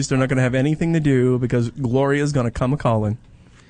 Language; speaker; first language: English; native; English